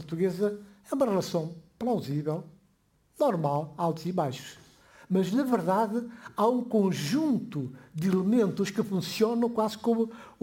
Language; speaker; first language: Portuguese; non-native, fluent; Upper Guinea Crioulo